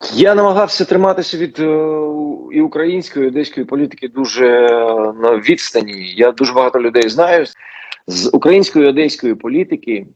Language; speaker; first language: Ukrainian; non-native, local second language; Russian